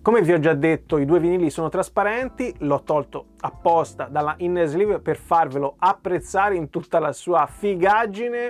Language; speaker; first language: Italian; native; Italian